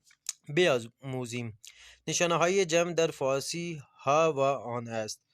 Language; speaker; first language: Persian; non-native, fluent; Urdu